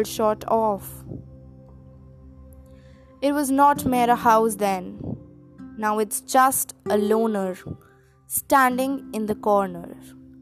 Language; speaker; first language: English; non-native, local second language; Hindi